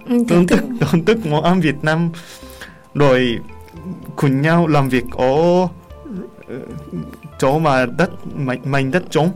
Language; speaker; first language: Vietnamese; non-native, learner; Japanese